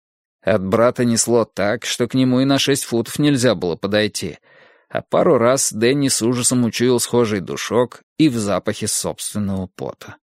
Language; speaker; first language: Russian; native; Russian